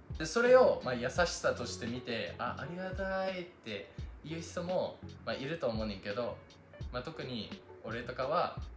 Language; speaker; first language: Japanese; non-native, fluent; English